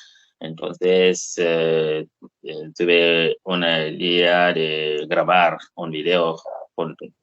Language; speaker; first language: Spanish; non-native, fluent; English